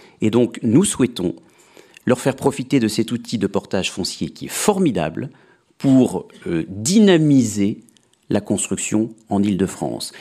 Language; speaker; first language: French; native; French